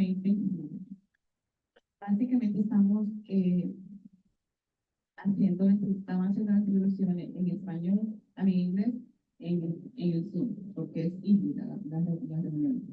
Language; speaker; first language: Spanish; early bilingual, heritage; Spanish